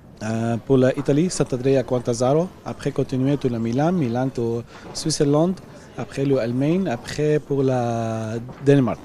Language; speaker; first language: French; non-native, learner; Arabic